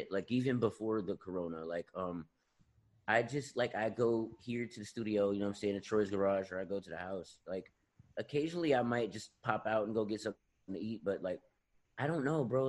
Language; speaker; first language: English; native; English